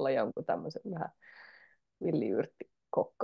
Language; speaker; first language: Finnish; native; Finnish